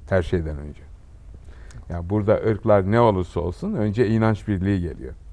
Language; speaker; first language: Turkish; native; Turkish